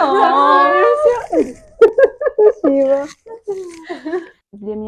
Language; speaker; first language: Russian; non-native, learner; Vietnamese